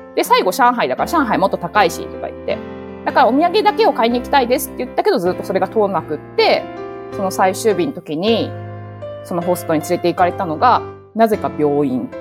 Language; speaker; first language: Japanese; native; Japanese